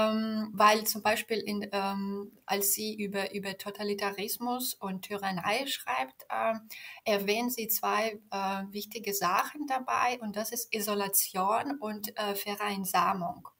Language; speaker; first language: German; non-native, fluent; Belarusian